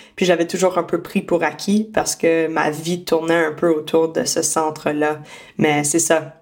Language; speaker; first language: French; native; French